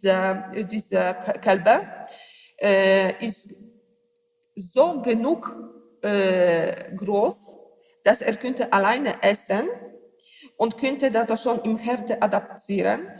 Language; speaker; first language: German; non-native, learner; Polish